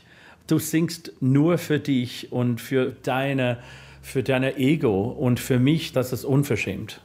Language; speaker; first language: German; non-native, fluent; English